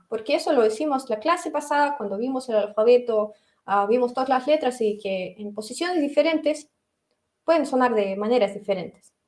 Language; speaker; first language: Spanish; non-native, fluent; Russian